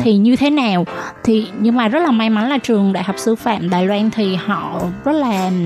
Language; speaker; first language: Vietnamese; native; Vietnamese